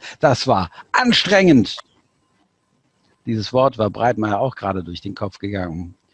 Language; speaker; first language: German; native; German